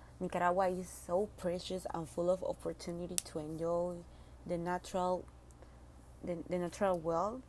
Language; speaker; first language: English; non-native, learner; Spanish